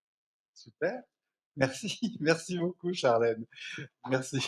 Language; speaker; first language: French; native; French